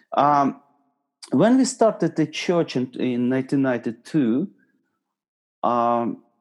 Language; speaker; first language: English; non-native, fluent; Ukrainian